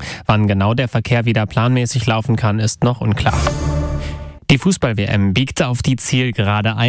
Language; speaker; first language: German; native; German